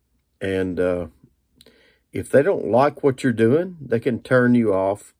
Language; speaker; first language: English; native; English